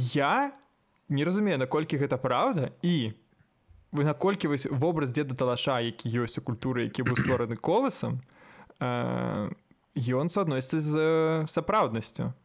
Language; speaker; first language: Belarusian; non-native, local second language; Russian